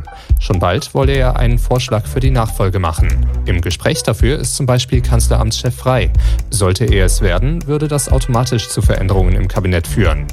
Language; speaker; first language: German; native; German